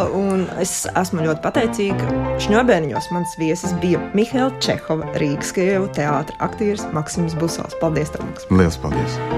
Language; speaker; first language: Latvian; non-native, local second language; Russian